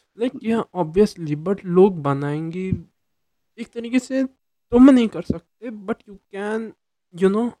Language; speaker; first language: Hindi; native; Hindi